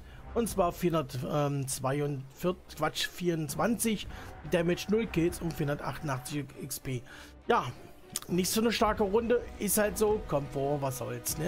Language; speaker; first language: German; native; German